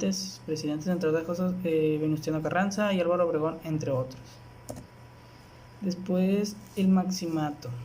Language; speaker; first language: Spanish; native; Spanish